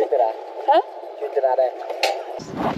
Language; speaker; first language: English; non-native, learner; Turkmen